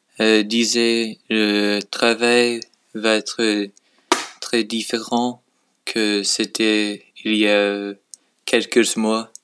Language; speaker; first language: French; non-native, learner; English